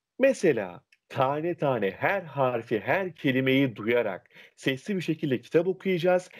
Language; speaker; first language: Turkish; native; Turkish